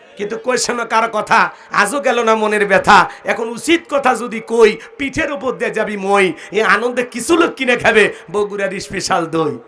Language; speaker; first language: Bangla; native; Bangla